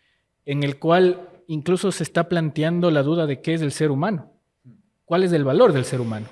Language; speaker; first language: Spanish; native; Spanish